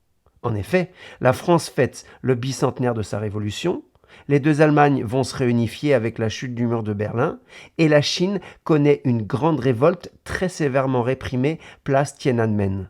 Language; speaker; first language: French; native; French